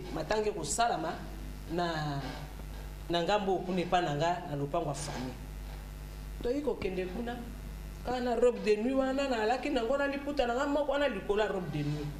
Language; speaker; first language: Lingala; non-native, local second language; Luba-Lulua